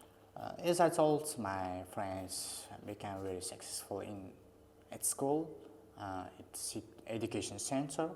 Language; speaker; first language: English; non-native, learner; Uzbek